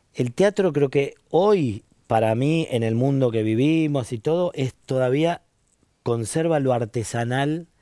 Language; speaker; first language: Spanish; native; Spanish